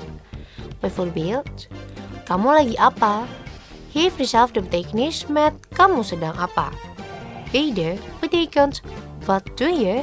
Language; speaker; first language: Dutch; non-native, learner; Indonesian